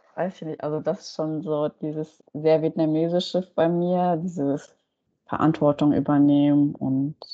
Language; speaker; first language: German; native; German